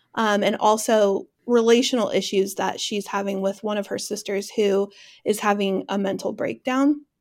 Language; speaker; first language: English; native; English